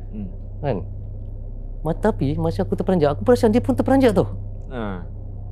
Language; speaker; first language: Malay; native; Malay